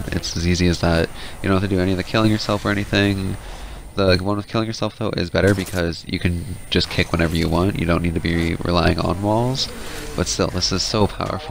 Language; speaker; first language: English; native; English